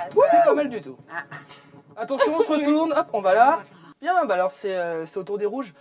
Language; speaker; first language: French; native; French